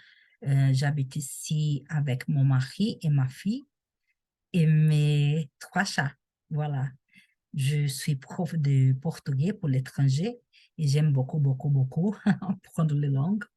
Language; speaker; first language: French; non-native, learner; Portuguese